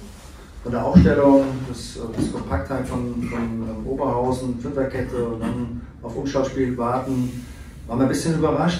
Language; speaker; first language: German; native; German